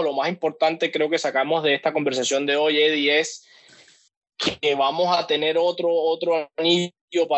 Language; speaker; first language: Spanish; native; Spanish